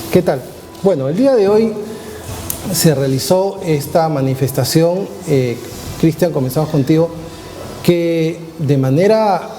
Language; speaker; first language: Spanish; native; Spanish